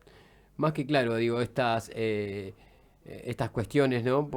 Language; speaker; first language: Spanish; native; Spanish